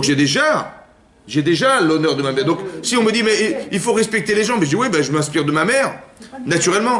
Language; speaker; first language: French; native; French